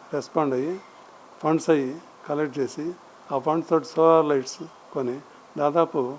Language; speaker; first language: Telugu; native; Telugu